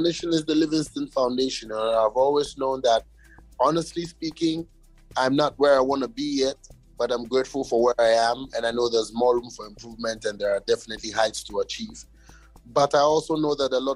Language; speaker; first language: English; non-native, local second language; Ewe